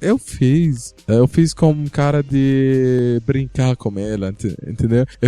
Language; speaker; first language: Portuguese; non-native, learner; Arabic